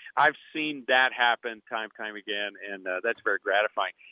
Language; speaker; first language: English; native; English